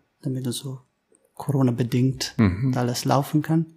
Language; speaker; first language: German; non-native, fluent; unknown